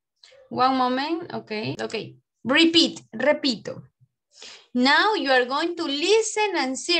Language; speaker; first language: English; non-native, learner; Spanish